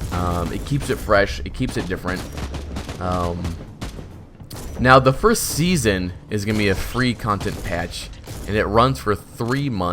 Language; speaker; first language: English; native; English